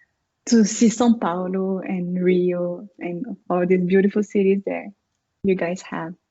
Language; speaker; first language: English; non-native, fluent; French